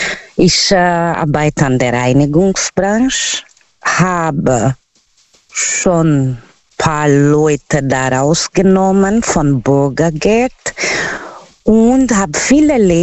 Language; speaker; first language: German; non-native, learner; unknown